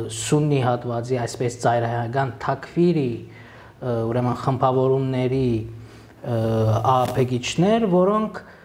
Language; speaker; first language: Armenian; early bilingual, heritage; Armenian